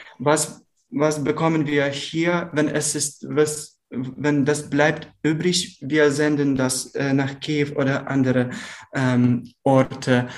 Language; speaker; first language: German; non-native, learner; Ukrainian